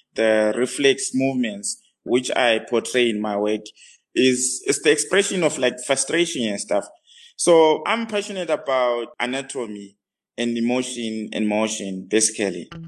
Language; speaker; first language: English; non-native, local second language; North Ndebele